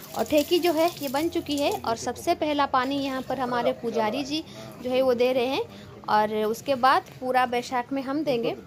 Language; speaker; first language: Hindi; non-native, local second language; Bangla